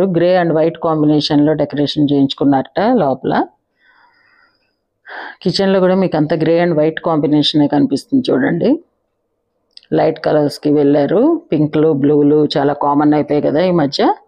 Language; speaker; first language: Telugu; native; Telugu